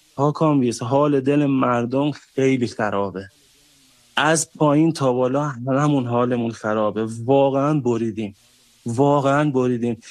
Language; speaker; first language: Persian; native; Persian